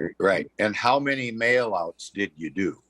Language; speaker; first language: English; native; English